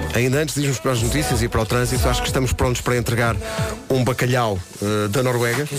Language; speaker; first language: Portuguese; native; Portuguese